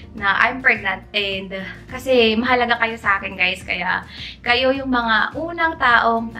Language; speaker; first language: Filipino; native; Filipino